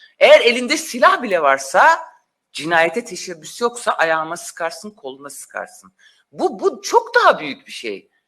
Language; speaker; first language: Turkish; non-native, local second language; Kurdish